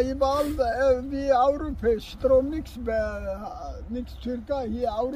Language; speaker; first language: German; non-native, learner; Turkish